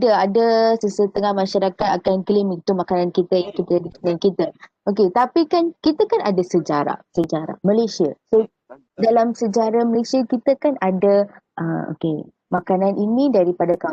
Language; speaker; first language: Malay; native; Malay